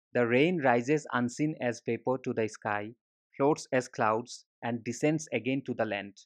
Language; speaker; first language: English; non-native, local second language; Assamese